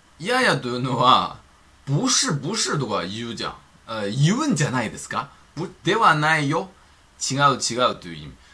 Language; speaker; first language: Japanese; non-native, fluent; Chinese